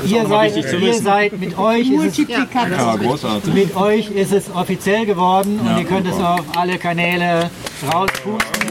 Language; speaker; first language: German; native; German